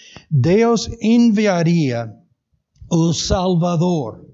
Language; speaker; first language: Portuguese; native; Portuguese